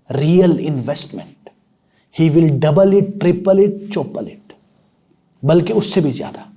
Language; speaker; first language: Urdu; non-native, local second language; Punjabi